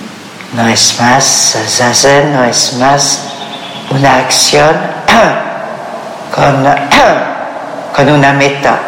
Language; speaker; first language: Spanish; non-native, fluent; French